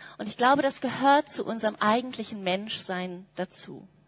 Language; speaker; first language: German; native; German